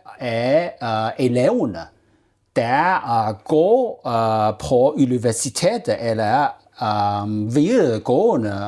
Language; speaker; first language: Danish; non-native, learner; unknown